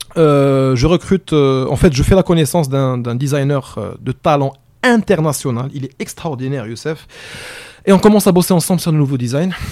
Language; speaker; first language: French; non-native, local second language; Arabic